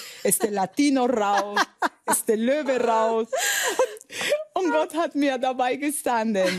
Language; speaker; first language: German; non-native, learner; Spanish